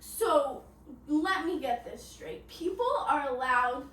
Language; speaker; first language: English; native; English